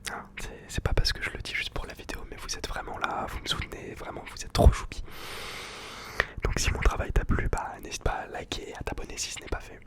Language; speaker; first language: French; native; French